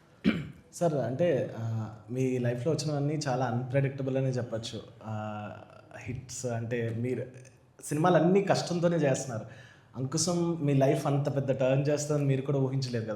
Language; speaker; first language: Telugu; native; Telugu